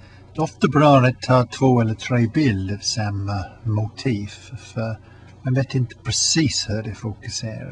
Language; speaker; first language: Swedish; non-native, learner; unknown